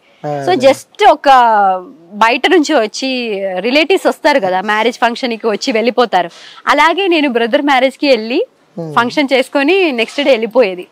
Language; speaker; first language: Telugu; non-native, fluent; Malayalam